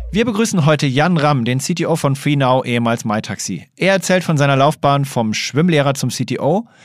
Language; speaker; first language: German; native; German